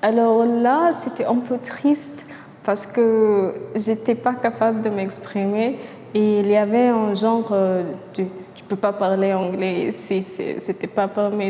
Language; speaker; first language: French; non-native, fluent; Arabic